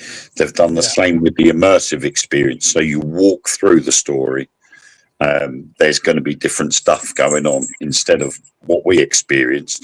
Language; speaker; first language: English; native; English